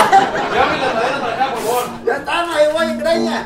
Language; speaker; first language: Spanish; native; Spanish